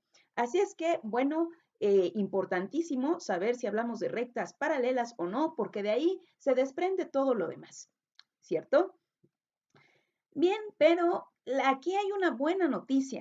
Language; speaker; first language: Spanish; native; Spanish